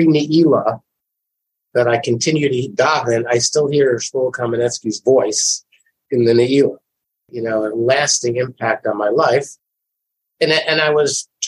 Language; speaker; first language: English; native; English